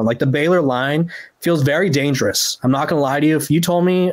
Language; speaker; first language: English; native; English